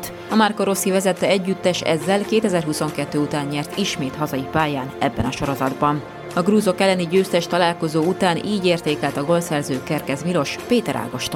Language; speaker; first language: Hungarian; native; Hungarian